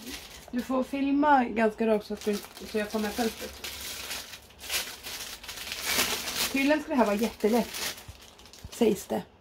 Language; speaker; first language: Swedish; native; Swedish